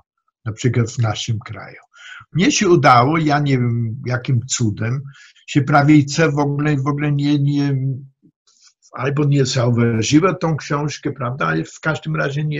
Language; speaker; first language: Polish; non-native, fluent; German